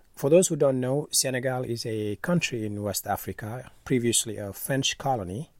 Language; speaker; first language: English; non-native, fluent; Wolof